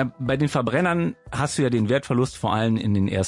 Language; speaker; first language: German; native; German